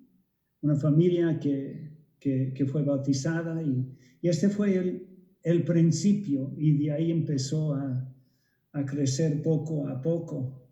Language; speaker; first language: Spanish; non-native, fluent; English